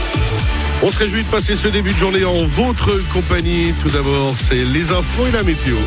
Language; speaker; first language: French; native; French